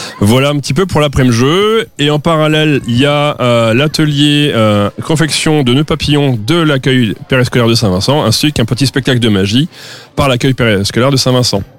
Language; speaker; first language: French; native; French